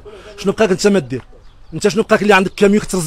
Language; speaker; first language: Arabic; native; Arabic